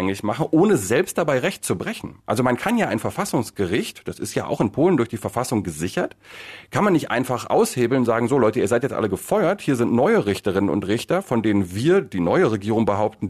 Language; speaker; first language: German; native; German